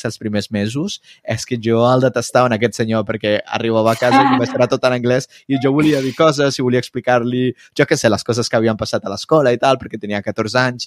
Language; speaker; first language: Catalan; non-native, fluent; Spanish